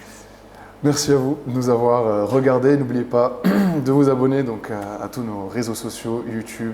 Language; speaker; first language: French; native; French